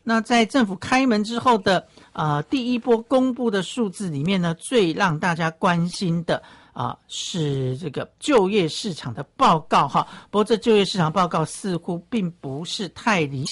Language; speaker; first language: Chinese; native; Chinese